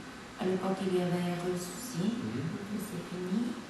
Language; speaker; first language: French; non-native, fluent; Bulgarian